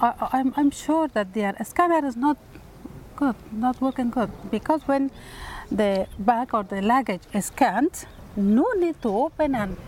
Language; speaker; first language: English; non-native, fluent; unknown